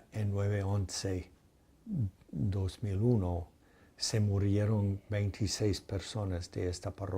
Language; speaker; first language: Spanish; non-native, fluent; English